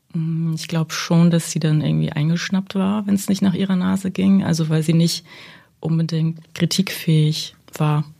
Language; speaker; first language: German; early bilingual, other home language; Russian